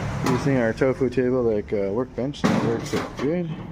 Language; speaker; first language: English; native; English